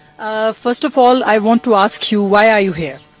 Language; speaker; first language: Urdu; native; Urdu